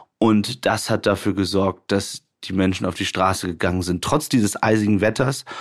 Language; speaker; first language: German; native; German